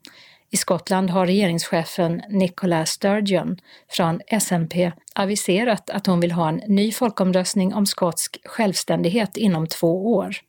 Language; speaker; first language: Swedish; native; Swedish